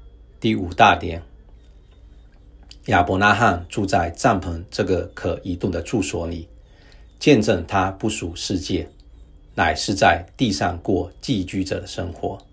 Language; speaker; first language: Chinese; native; Chinese